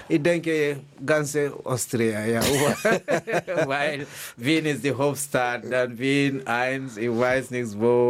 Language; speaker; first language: German; non-native, learner; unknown